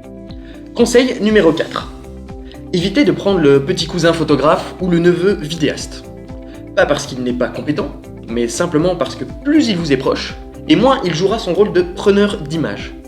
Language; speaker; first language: French; native; French